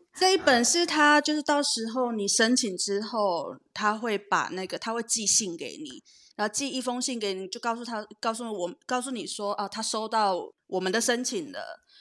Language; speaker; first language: Chinese; native; Chinese